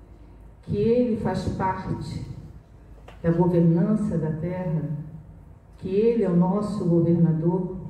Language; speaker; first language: Portuguese; native; Portuguese